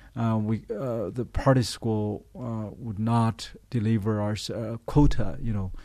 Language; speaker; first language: English; non-native, fluent; Chinese